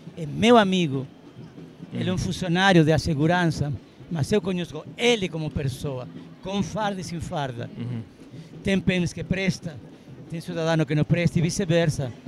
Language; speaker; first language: Portuguese; non-native, fluent; Arabic